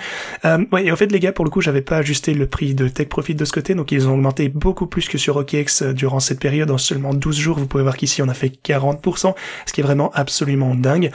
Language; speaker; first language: French; native; French